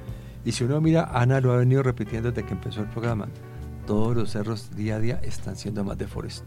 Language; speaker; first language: Spanish; native; Spanish